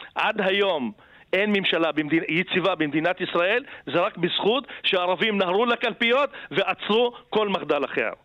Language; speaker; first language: Hebrew; non-native, local second language; Arabic